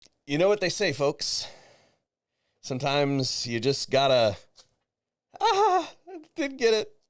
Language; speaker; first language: English; native; English